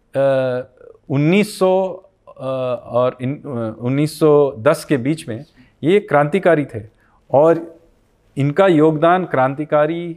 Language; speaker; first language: Hindi; non-native, local second language; Bangla